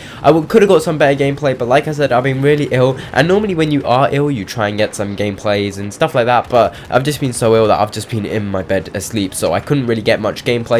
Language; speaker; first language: English; native; English